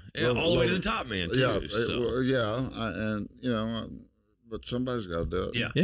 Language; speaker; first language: English; native; English